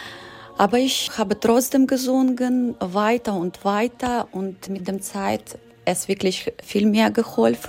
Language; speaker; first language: German; non-native, learner; Ukrainian